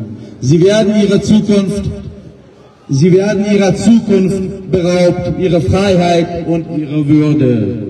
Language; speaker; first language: German; non-native, fluent; Pashto